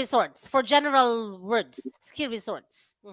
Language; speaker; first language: English; non-native, fluent; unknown